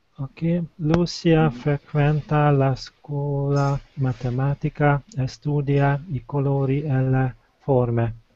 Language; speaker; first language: Italian; non-native, learner; Hungarian